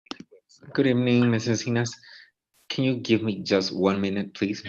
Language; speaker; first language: English; non-native, fluent; Spanish